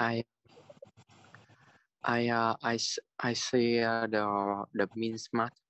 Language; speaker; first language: English; non-native, learner; Vietnamese